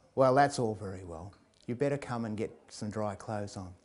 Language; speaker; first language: English; native; English